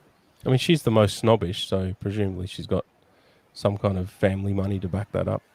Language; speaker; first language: English; native; English